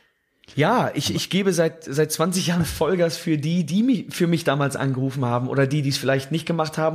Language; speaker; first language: German; native; German